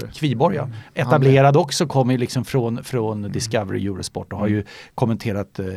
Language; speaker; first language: Swedish; native; Swedish